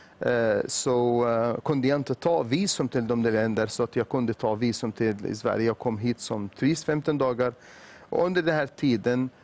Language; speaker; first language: Swedish; non-native, fluent; Arabic